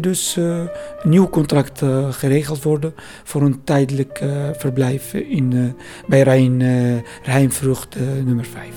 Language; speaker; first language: Dutch; non-native, learner; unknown